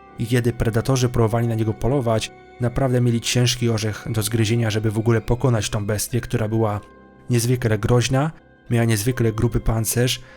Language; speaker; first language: Polish; native; Polish